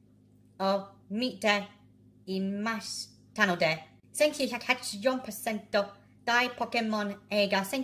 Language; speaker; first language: Japanese; non-native, learner; English